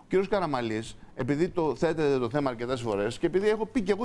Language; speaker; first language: Greek; native; Greek